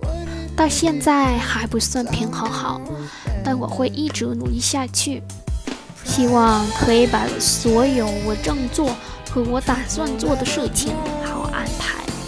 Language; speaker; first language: Chinese; non-native, fluent; Vietnamese